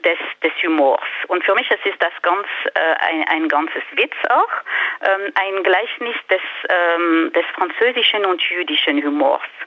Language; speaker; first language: German; non-native, fluent; French